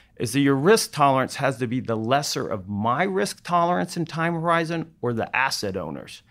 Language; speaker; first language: English; native; English